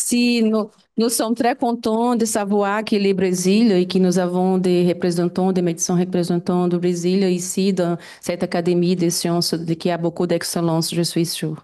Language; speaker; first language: French; non-native, fluent; Portuguese